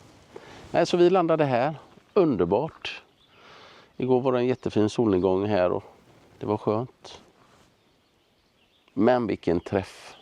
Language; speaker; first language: Swedish; native; Swedish